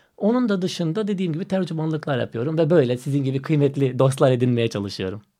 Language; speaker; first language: Turkish; non-native, fluent; Macedonian